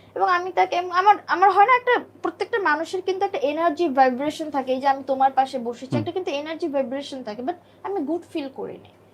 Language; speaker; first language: Bangla; native; Bangla